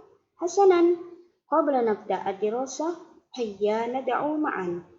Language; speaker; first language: Arabic; non-native, fluent; Indonesian